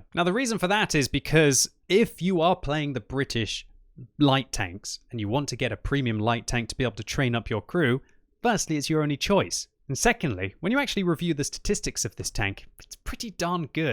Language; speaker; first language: English; native; English